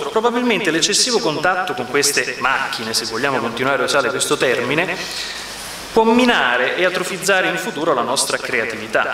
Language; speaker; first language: Italian; native; Italian